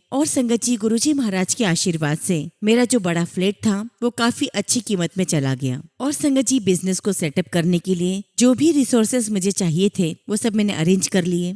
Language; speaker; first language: Hindi; native; Hindi